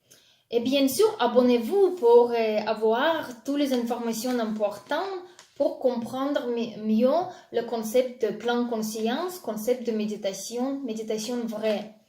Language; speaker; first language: French; non-native, fluent; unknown